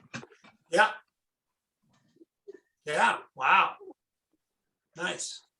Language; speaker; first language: English; native; English